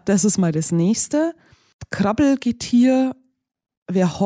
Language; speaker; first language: German; native; German